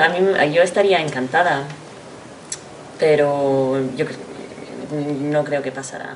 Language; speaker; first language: Spanish; non-native, fluent; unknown